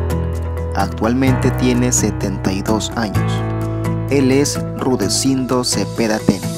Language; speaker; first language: Spanish; native; Spanish